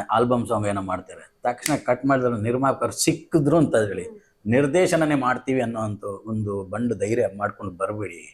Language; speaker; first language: Kannada; non-native, local second language; Tulu